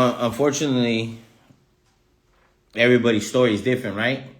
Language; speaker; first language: English; native; English